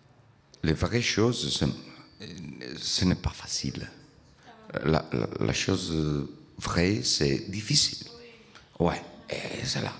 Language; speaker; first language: French; non-native, learner; Italian